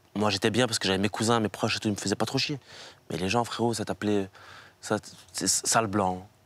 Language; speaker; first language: French; native; French